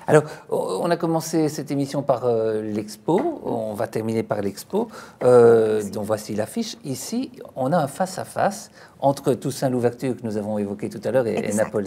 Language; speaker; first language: French; native; French